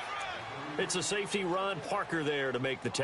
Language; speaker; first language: English; native; English